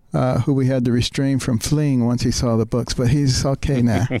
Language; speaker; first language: English; native; English